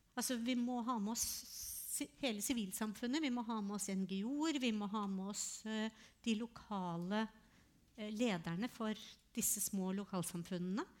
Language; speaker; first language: Norwegian; native; Norwegian